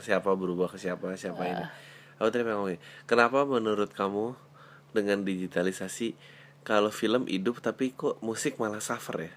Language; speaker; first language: Indonesian; native; Indonesian